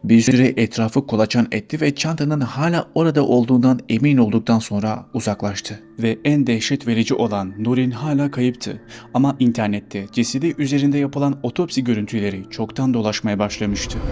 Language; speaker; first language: Turkish; native; Turkish